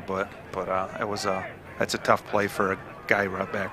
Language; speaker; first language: English; native; English